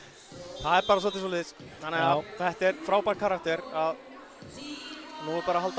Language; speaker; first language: Icelandic; native; Icelandic